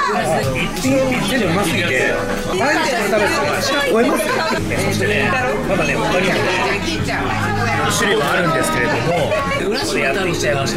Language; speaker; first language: Japanese; native; Japanese